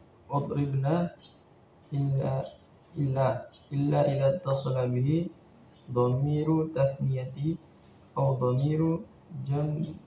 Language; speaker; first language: Arabic; non-native, learner; Indonesian